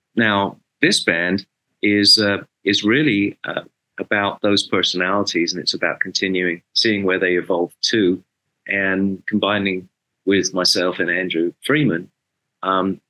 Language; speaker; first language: English; native; English